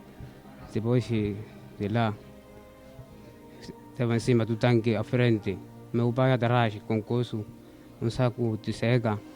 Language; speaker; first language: Portuguese; non-native, local second language; Makhuwa